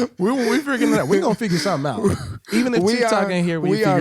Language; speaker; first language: English; native; English